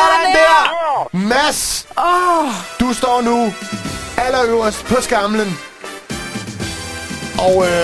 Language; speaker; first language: Danish; native; Danish